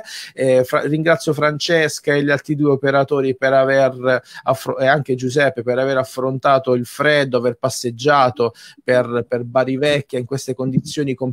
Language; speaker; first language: Italian; native; Italian